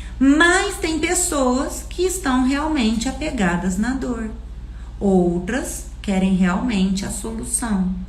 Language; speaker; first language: Portuguese; native; Portuguese